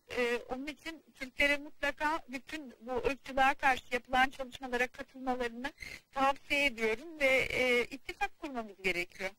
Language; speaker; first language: Turkish; early bilingual, heritage; Turkish